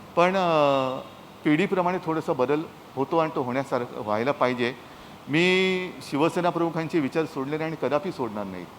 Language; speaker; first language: Marathi; native; Marathi